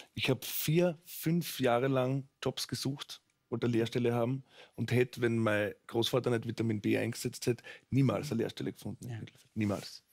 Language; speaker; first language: German; native; German